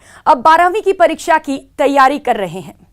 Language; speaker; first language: Hindi; native; Hindi